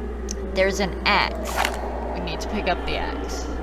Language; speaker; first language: English; native; English